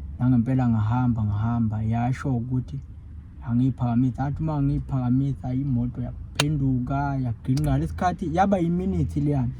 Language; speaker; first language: Zulu; native; Zulu